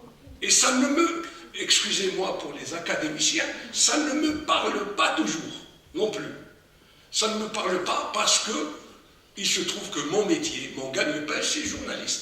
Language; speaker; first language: French; non-native, local second language; Arabic